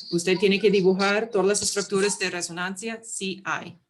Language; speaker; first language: Spanish; early bilingual, heritage; English